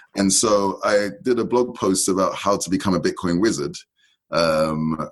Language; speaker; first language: English; native; English